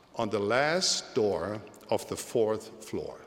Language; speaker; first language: English; early bilingual, other home language; German